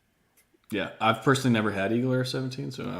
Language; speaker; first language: English; native; English